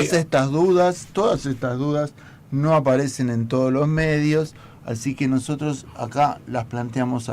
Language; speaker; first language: Spanish; native; Spanish